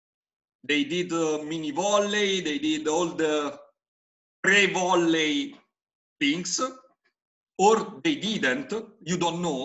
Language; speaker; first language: English; non-native, fluent; Italian